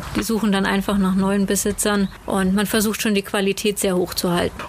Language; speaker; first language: German; native; German